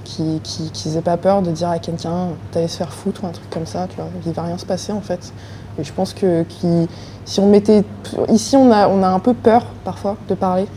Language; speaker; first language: French; native; French